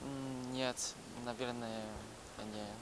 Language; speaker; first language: Russian; non-native, learner; Chinese